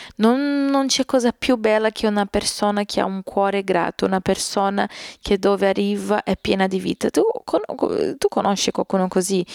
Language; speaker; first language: Italian; non-native, fluent; Portuguese